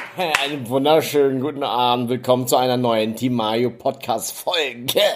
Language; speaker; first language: German; early bilingual, other home language; English